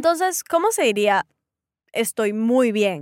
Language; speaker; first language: Spanish; native; Spanish